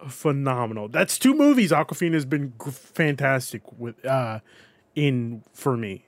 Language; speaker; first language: English; native; English